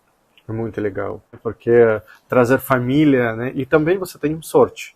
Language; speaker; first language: Portuguese; non-native, fluent; Russian